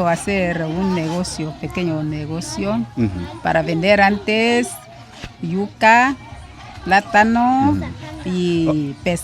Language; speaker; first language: Spanish; non-native, local second language; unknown